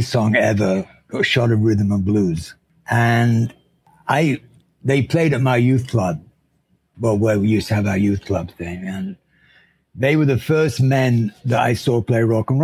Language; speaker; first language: English; native; English